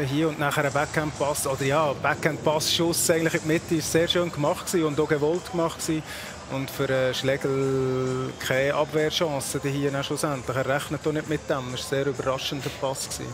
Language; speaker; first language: German; native; German